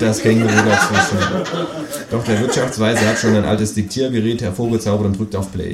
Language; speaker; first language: German; native; German